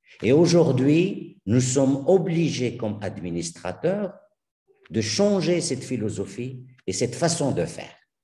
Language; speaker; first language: French; non-native, local second language; Arabic